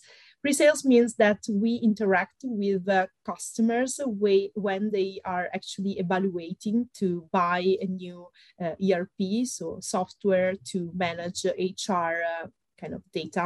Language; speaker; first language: English; non-native, fluent; Italian